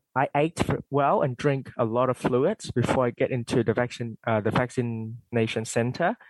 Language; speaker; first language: English; non-native, fluent; Vietnamese